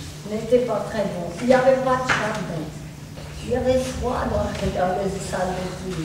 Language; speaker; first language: French; non-native, fluent; Czech